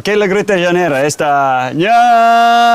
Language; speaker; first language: Spanish; non-native, learner; English